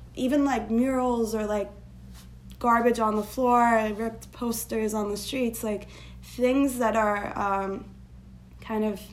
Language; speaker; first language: English; non-native, fluent; Turkish